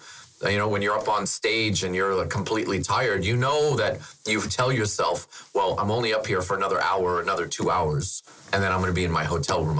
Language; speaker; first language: English; non-native, fluent; German